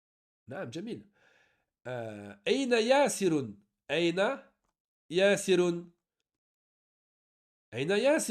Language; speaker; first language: Arabic; non-native, fluent; French